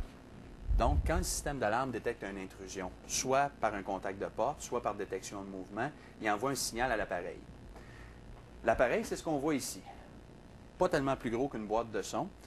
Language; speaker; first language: French; native; French